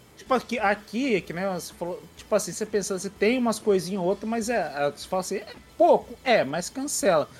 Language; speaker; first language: Portuguese; native; Portuguese